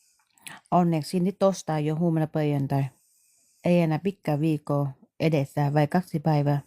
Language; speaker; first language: Finnish; non-native, learner; Vietnamese